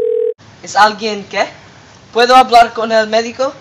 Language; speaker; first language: Spanish; non-native, learner; English